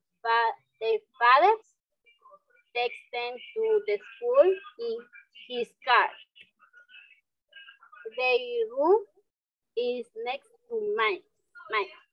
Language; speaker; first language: English; non-native, learner; Spanish